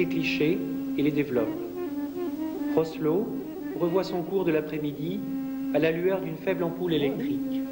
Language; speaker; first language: French; native; French